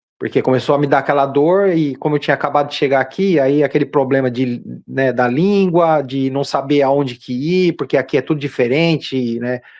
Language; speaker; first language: Portuguese; native; Portuguese